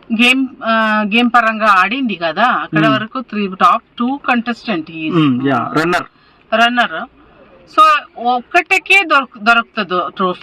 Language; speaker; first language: Telugu; non-native, learner; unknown